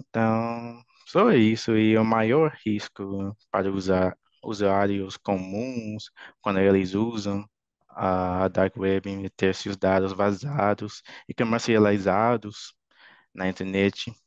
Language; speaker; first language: Portuguese; non-native, fluent; English